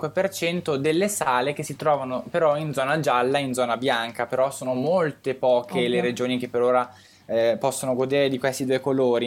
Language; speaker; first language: Italian; native; Italian